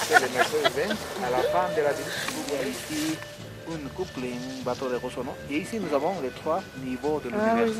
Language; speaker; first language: French; non-native, learner; Spanish